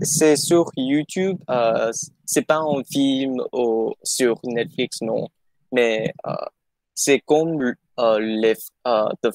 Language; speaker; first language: French; non-native, learner; English